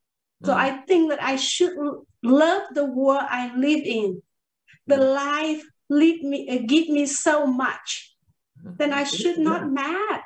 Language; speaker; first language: English; non-native, learner; Vietnamese